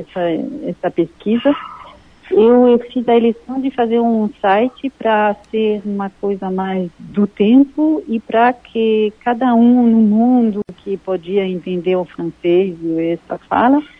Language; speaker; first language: Portuguese; non-native, fluent; French